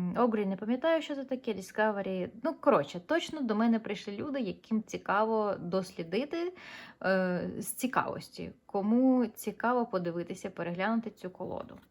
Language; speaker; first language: Ukrainian; non-native, local second language; Russian